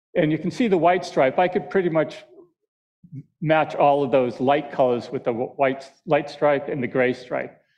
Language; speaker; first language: English; native; English